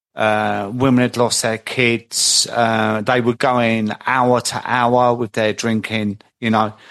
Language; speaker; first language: English; native; English